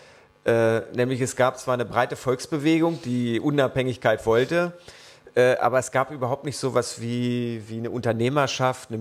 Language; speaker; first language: German; native; German